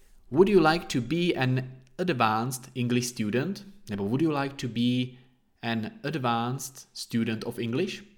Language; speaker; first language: English; non-native, fluent; Czech